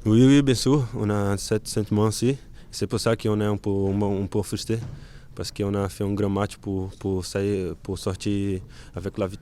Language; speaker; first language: French; non-native, learner; Portuguese